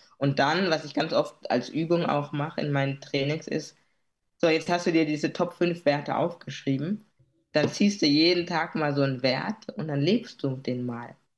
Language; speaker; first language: German; native; German